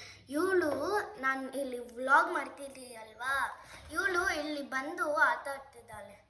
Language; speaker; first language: Kannada; non-native, local second language; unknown